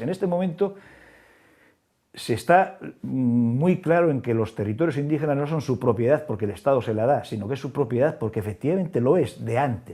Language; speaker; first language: Spanish; native; Spanish